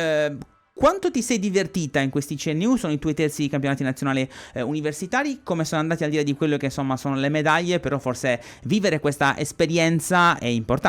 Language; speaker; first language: Italian; native; Italian